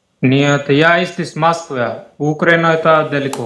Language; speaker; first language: Russian; non-native, learner; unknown